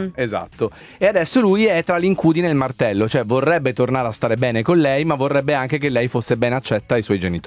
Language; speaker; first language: Italian; native; Italian